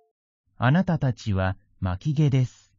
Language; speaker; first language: Japanese; non-native, learner; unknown